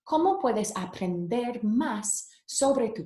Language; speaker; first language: Spanish; early bilingual, heritage; Spanish